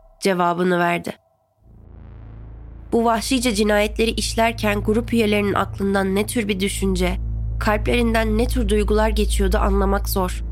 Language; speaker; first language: Turkish; native; Turkish